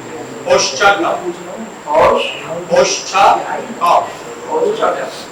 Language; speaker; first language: Turkish; non-native, learner; Urdu